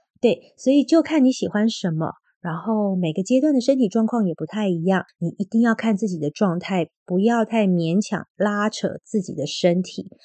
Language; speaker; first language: Chinese; native; Chinese